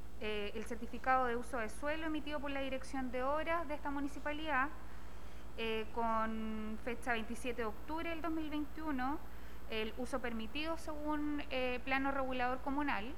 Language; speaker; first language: Spanish; native; Spanish